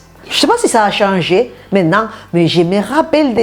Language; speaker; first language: French; non-native, fluent; Spanish